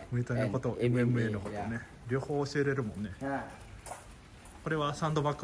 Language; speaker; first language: Japanese; native; Japanese